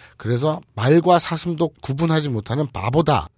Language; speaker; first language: Korean; native; Korean